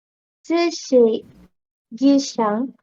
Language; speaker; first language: Chinese; non-native, learner; Portuguese